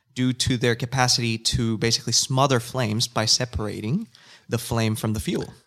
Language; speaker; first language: English; non-native, fluent; Spanish